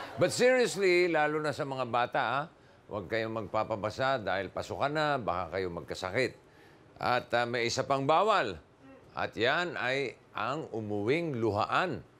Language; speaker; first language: Filipino; native; Filipino